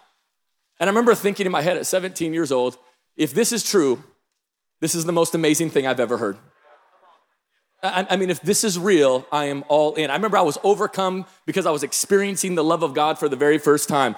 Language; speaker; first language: English; native; English